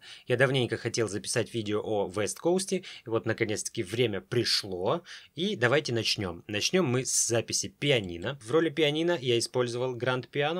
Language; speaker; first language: Russian; native; Russian